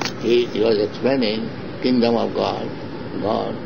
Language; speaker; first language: English; non-native, local second language; Bangla